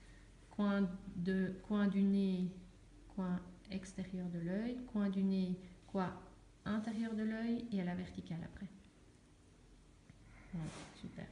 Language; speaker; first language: French; native; French